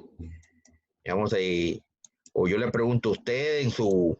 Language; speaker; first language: Spanish; native; Spanish